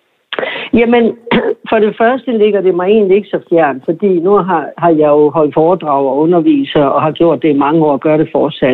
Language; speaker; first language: Danish; native; Danish